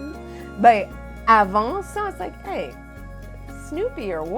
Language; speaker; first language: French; non-native, local second language; English